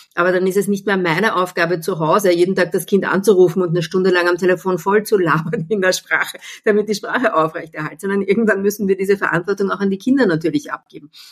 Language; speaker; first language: German; native; German